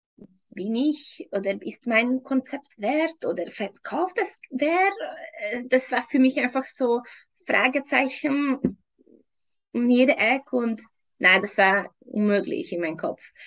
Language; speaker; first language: German; non-native, fluent; Hungarian